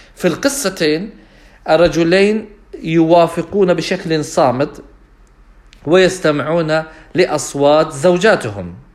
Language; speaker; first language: Arabic; non-native, fluent; English